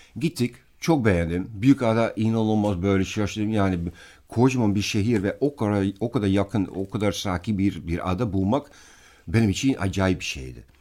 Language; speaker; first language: Turkish; non-native, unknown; Dutch